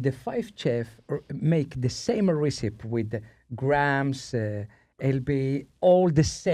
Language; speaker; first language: English; non-native, learner; Spanish